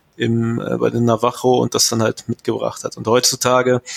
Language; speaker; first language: German; native; German